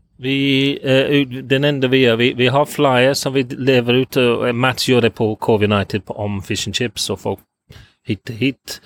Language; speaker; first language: Swedish; non-native, fluent; English